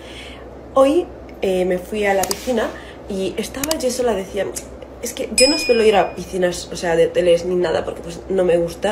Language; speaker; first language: Spanish; non-native, fluent; Italian